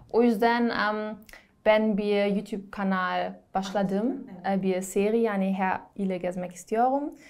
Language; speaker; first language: Turkish; non-native, learner; German